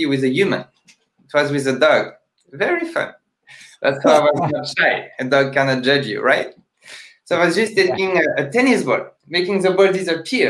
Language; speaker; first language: English; non-native, fluent; French